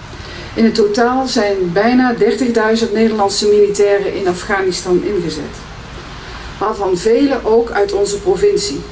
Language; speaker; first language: Dutch; native; Dutch